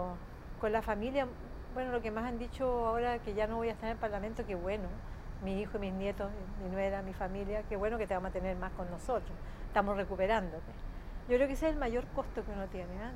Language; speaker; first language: Spanish; native; Spanish